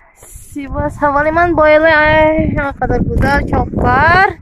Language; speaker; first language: Turkish; non-native, learner; Indonesian